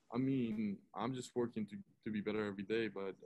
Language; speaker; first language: English; non-native, fluent; Hebrew